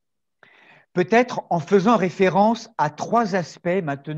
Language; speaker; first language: French; native; French